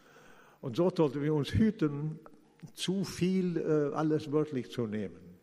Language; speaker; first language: German; non-native, fluent; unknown